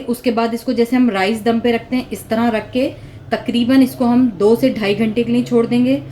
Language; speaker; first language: Urdu; native; Urdu